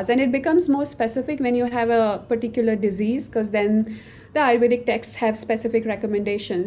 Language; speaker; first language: English; non-native, local second language; Hindi